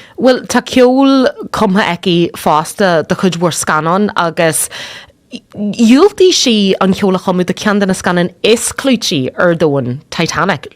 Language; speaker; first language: Irish; native; Irish